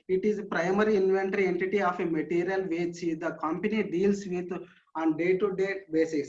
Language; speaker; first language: English; non-native, local second language; Telugu